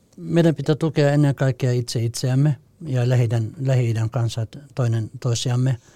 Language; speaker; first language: Finnish; non-native, fluent; Kurdish